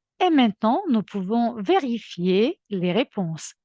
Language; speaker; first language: French; non-native, fluent; Ukrainian